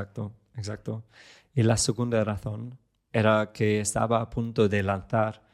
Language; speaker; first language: Spanish; non-native, fluent; English